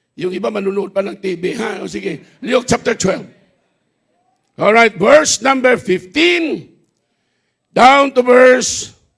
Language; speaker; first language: Filipino; non-native, local second language; Hiligaynon